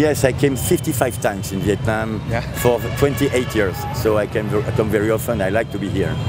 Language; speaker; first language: English; non-native, fluent; French